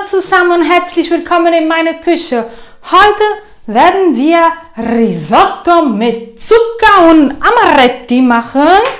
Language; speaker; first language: German; non-native, fluent; Italian